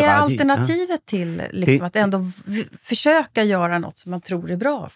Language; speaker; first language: Swedish; native; Swedish